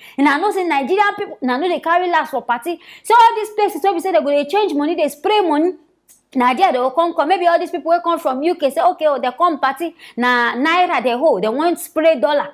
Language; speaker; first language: Nigerian Pidgin; native; Nigerian Pidgin